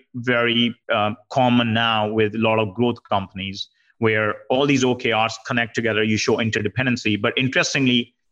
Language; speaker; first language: English; non-native, local second language; Hindi